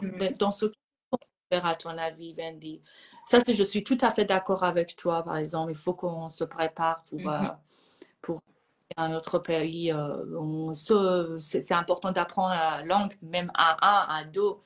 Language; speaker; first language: French; non-native, fluent; Persian